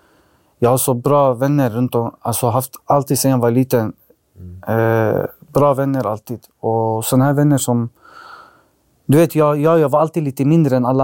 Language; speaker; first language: Swedish; early bilingual, other home language; Arabic